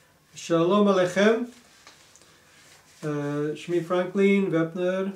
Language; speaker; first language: Hebrew; non-native, fluent; English